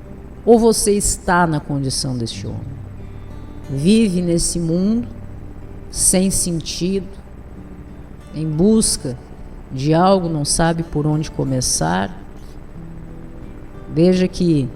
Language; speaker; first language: Portuguese; native; Portuguese